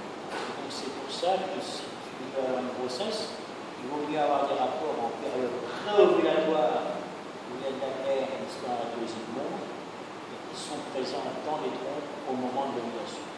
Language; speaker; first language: French; native; French